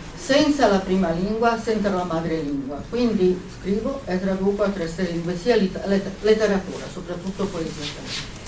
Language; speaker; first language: Italian; native; Italian